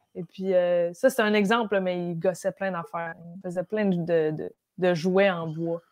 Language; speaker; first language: French; native; French